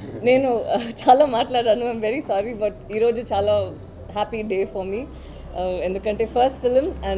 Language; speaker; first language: Telugu; non-native, learner; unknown